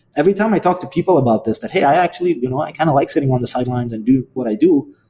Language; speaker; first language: English; non-native, fluent; Arabic